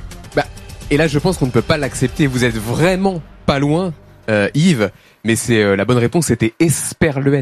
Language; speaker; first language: French; native; French